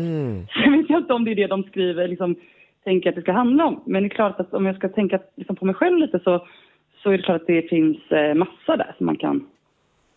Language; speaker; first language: Swedish; native; Swedish